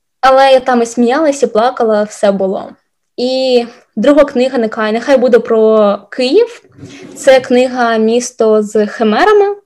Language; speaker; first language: Ukrainian; non-native, local second language; Russian